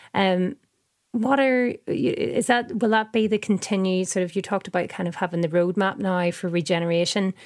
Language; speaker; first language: English; native; English